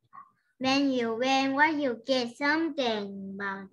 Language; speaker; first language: English; non-native, learner; Vietnamese